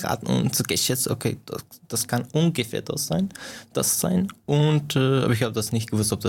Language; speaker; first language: German; non-native, fluent; Persian